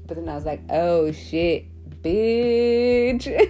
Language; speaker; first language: English; early bilingual, other home language; Spanish